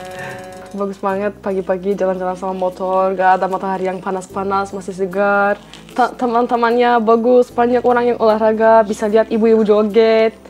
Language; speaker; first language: Indonesian; non-native, fluent; Turkish